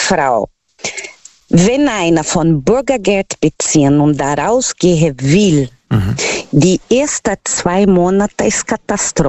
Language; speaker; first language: German; non-native, fluent; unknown